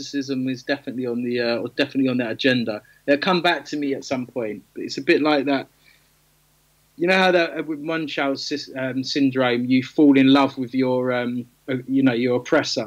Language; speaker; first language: English; native; English